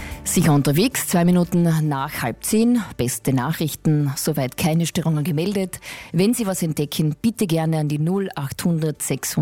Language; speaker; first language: German; native; German